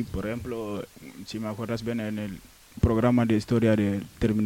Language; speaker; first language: Spanish; non-native, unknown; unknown